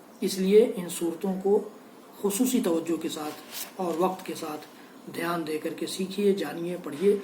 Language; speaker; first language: Urdu; native; Urdu